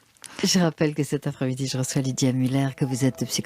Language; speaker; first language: French; native; French